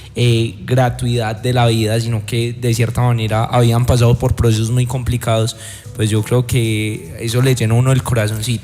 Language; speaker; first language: Spanish; native; Spanish